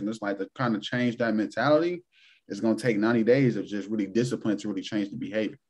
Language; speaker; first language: English; native; English